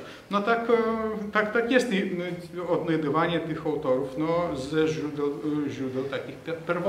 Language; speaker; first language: Polish; non-native, fluent; Lithuanian